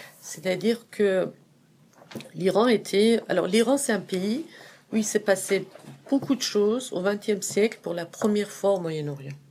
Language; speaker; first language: French; non-native, fluent; Persian